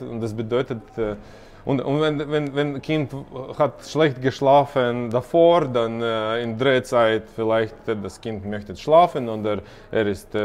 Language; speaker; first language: German; non-native, learner; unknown